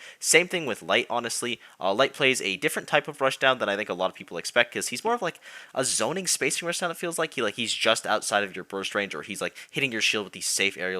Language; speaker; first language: English; native; English